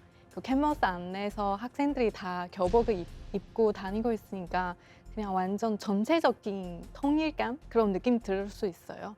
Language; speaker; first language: Korean; non-native, local second language; Chinese